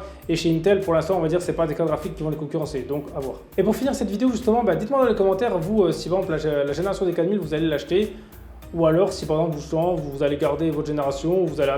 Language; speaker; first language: French; native; French